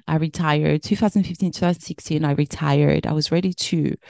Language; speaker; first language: English; early bilingual, other home language; French